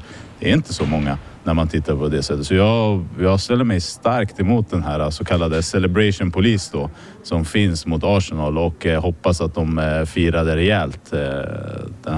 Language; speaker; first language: Swedish; native; Swedish